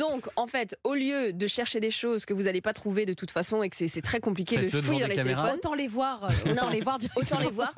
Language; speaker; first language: French; native; French